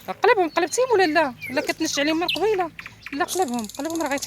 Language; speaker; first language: Arabic; native; Arabic